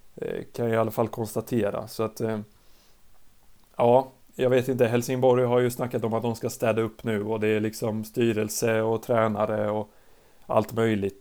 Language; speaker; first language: Swedish; native; Swedish